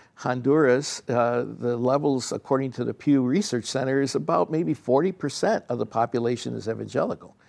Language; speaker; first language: English; early bilingual, other home language; Spanish